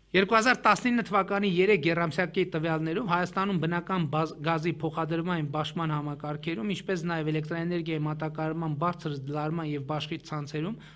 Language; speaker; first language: Armenian; native; Armenian